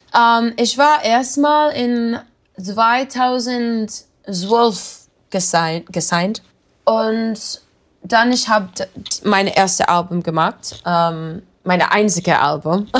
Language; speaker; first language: German; non-native, learner; English